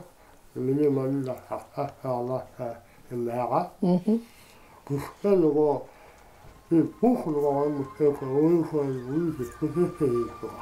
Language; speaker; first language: Mongolian; non-native, learner; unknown